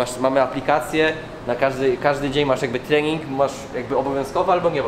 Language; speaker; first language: Polish; native; Polish